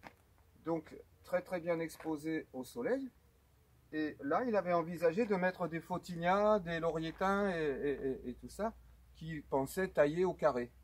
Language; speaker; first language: French; native; French